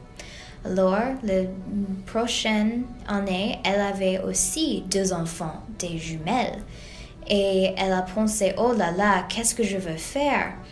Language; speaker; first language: French; non-native, learner; English